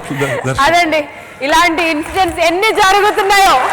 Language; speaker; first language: Telugu; native; Telugu